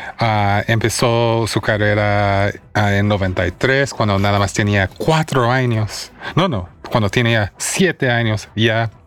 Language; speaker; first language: Spanish; early bilingual, heritage; Spanish